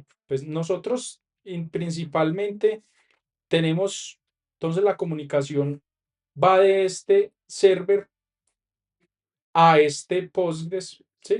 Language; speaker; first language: Spanish; native; Spanish